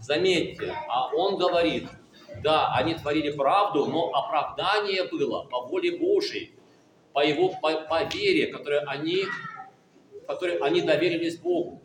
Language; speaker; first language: Russian; native; Russian